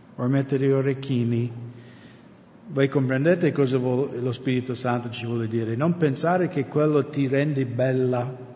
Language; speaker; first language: Italian; non-native, fluent; English